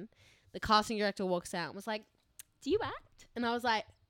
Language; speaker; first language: English; native; English